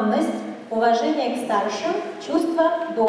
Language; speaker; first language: Russian; non-native, fluent; Chinese